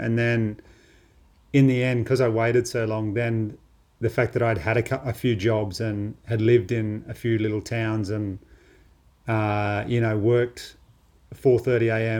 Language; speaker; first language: English; native; English